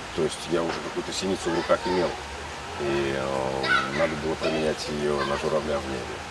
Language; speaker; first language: Russian; native; Russian